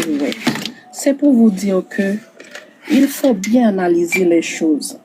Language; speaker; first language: French; non-native, local second language; Haitian Creole